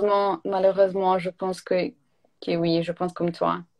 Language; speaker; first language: French; non-native, learner; Portuguese